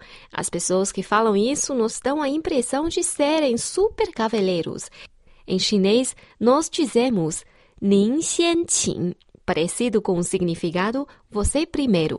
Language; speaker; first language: Portuguese; non-native, fluent; Chinese